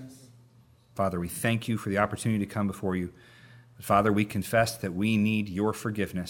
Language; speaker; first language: English; native; English